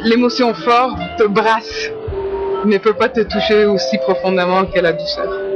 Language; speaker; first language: French; non-native, fluent; English